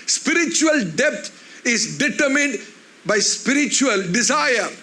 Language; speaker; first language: English; non-native, local second language; Tamil